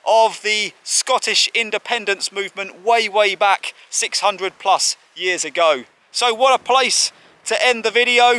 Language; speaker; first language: English; native; English